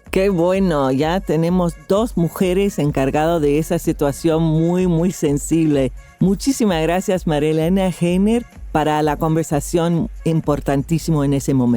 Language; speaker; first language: Spanish; non-native, fluent; English